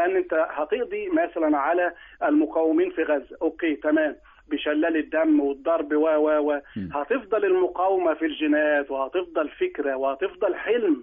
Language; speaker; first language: Arabic; native; Arabic